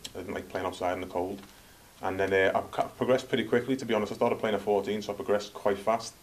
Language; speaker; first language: English; native; English